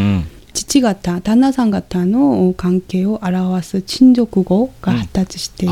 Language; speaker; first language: Japanese; non-native, fluent; Korean